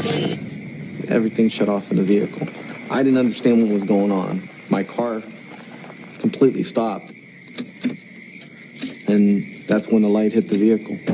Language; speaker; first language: English; native; English